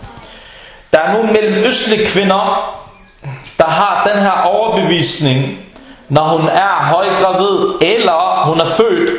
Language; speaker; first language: Danish; non-native, fluent; Arabic